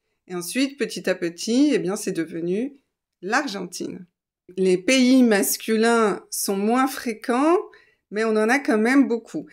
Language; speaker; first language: French; native; French